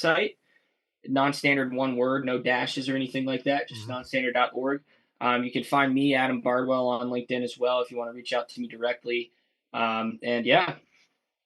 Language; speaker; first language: English; native; English